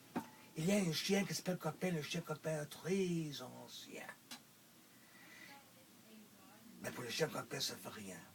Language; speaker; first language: French; non-native, local second language; English